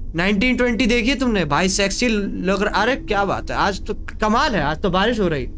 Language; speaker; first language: Hindi; native; Hindi